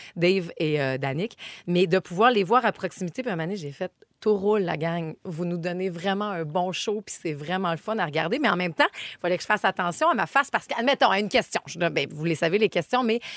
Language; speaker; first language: French; native; French